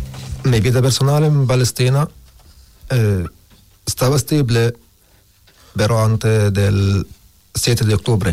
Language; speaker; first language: Spanish; non-native, learner; Arabic